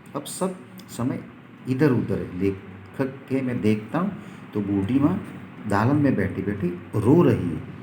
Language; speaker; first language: Hindi; non-native, local second language; Gujarati